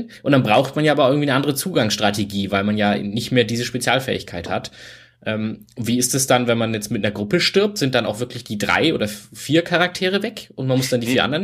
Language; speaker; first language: German; native; German